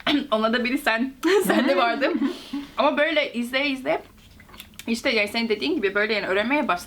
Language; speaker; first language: Turkish; non-native, fluent; Korean